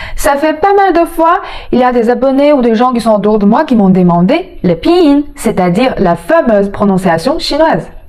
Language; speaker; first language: French; non-native, fluent; Chinese